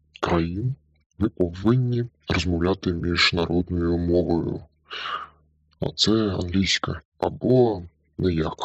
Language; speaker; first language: Ukrainian; non-native, local second language; Russian